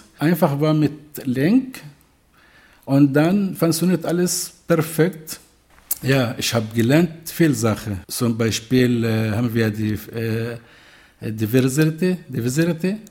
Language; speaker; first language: German; non-native, learner; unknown